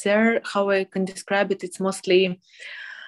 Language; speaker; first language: English; non-native, fluent; Ukrainian